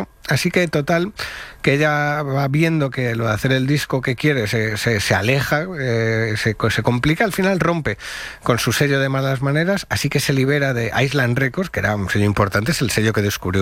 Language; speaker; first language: Spanish; native; Spanish